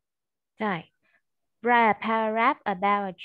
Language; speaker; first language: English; non-native, fluent; Vietnamese